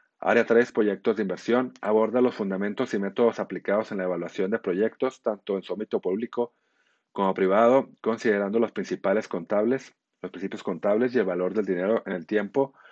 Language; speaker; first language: Spanish; native; Spanish